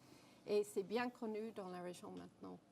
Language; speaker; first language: French; non-native, fluent; English